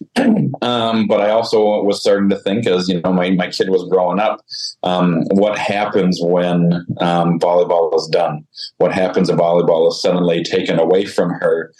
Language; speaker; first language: English; native; English